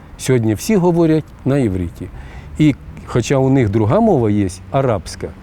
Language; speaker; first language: Ukrainian; non-native, local second language; Russian